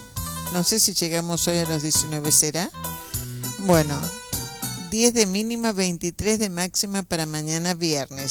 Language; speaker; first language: Spanish; native; Spanish